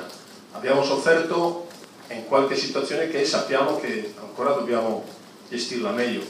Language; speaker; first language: Italian; non-native, fluent; Spanish